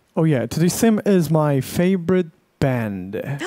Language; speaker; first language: English; non-native, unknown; Korean